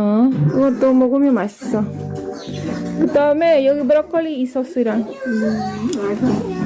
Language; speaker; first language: Korean; non-native, fluent; Spanish